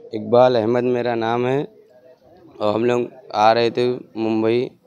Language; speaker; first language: Hindi; native; Hindi